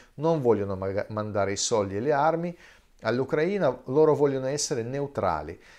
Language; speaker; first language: Italian; native; Italian